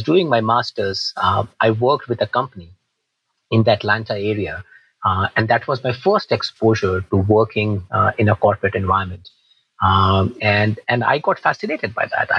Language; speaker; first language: English; non-native, local second language; Hindi